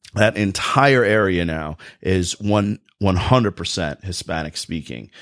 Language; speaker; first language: English; native; English